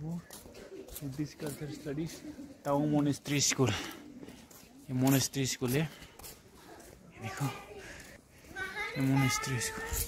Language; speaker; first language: Hindi; non-native, local second language; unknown